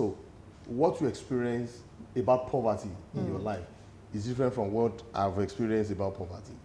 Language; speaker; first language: English; non-native, local second language; Yoruba